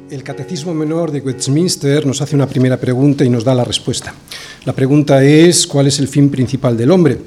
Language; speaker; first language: Spanish; native; Spanish